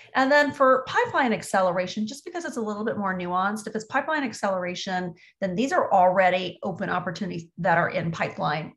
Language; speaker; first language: English; native; English